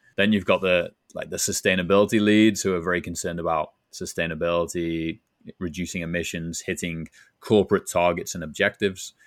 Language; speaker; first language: English; native; English